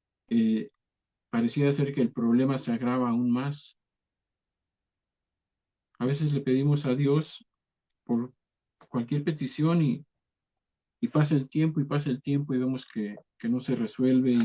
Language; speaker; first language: Spanish; native; Spanish